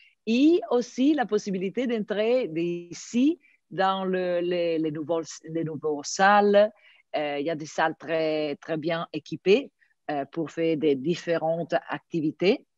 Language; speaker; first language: French; non-native, fluent; Italian